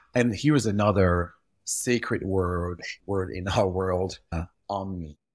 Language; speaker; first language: English; early bilingual, other home language; French